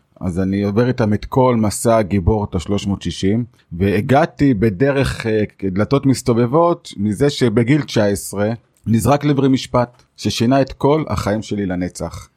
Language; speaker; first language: Hebrew; native; Hebrew